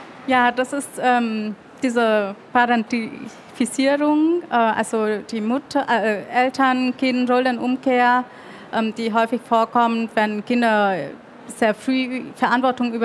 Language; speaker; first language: German; early bilingual, other home language; Vietnamese